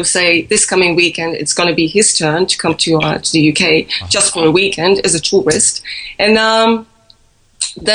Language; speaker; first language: English; non-native, fluent; Russian